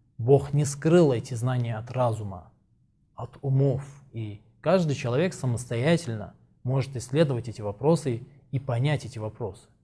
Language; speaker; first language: Russian; non-native, local second language; Azerbaijani